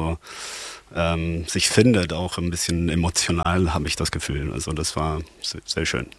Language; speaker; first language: German; non-native, fluent; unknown